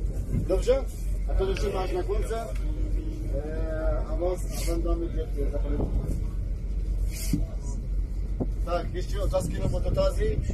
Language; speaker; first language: Czech; non-native, fluent; Arabic